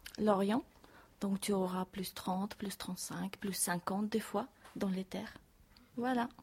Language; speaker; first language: French; non-native, fluent; Russian